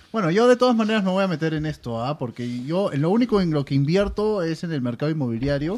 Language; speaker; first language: Spanish; native; Spanish